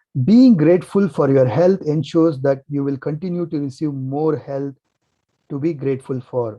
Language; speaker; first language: English; non-native, local second language; Kannada